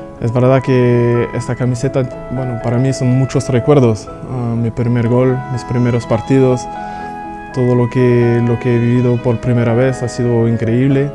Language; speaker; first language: Spanish; non-native, fluent; French